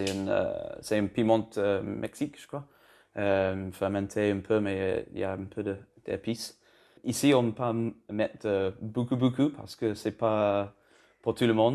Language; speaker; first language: French; non-native, learner; English